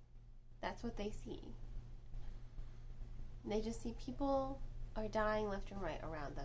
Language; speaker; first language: English; native; English